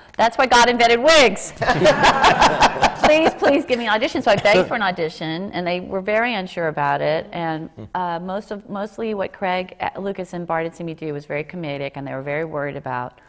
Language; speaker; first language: English; native; English